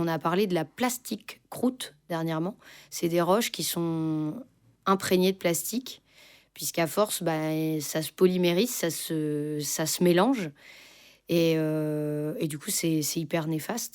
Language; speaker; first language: French; native; French